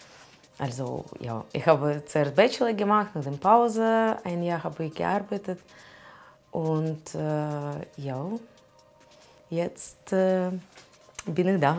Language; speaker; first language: German; non-native, learner; Russian